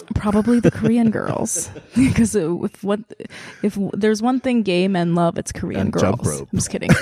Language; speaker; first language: English; early bilingual, other home language; Korean